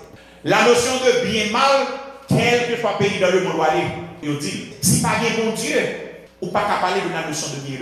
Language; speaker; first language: French; non-native, local second language; Haitian Creole